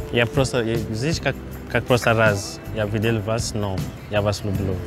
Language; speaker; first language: Russian; non-native, learner; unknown